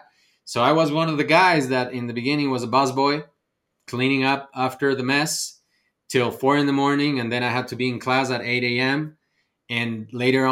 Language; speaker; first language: English; non-native, fluent; Spanish